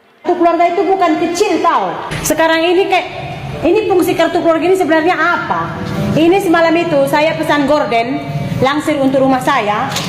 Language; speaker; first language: Indonesian; native; Indonesian